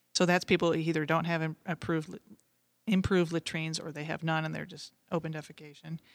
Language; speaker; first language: English; native; English